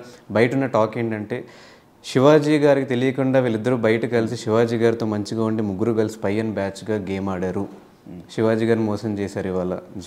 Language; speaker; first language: Telugu; native; Telugu